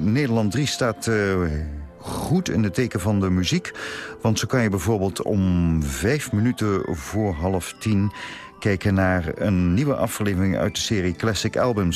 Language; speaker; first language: Dutch; native; Dutch